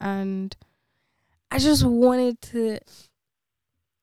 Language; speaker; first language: English; early bilingual, other home language; Konkani